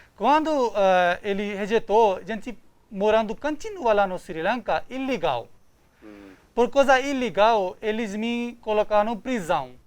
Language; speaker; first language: Portuguese; non-native, learner; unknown